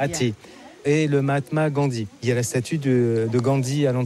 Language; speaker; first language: French; native; French